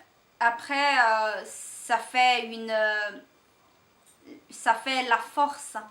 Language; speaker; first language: French; non-native, learner; Chinese